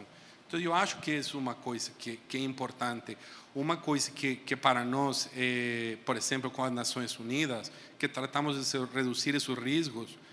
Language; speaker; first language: Portuguese; non-native, fluent; Spanish